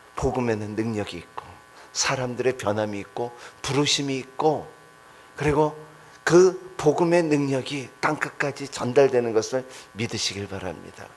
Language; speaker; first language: Korean; non-native, fluent; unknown